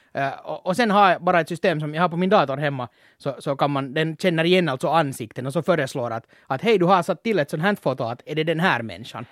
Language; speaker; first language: Swedish; native; Swedish